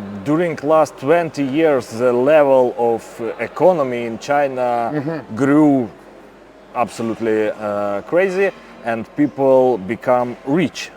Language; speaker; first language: English; non-native, fluent; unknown